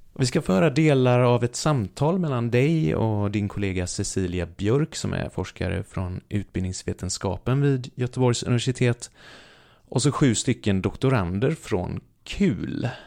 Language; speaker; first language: Swedish; native; Swedish